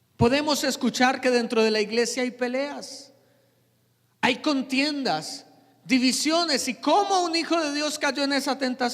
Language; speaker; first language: Spanish; native; Spanish